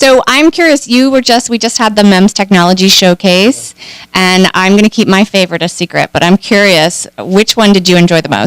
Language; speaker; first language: English; native; English